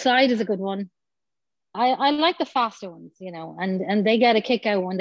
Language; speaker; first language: English; native; English